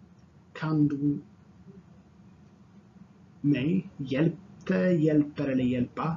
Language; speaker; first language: Swedish; non-native, fluent; Tigrinya